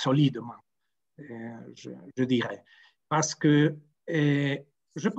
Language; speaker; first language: French; non-native, fluent; Spanish